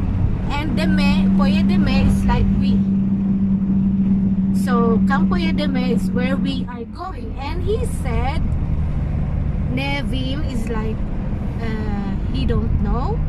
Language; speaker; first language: English; non-native, local second language; Filipino